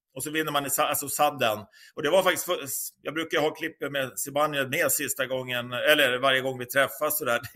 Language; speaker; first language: Swedish; native; Swedish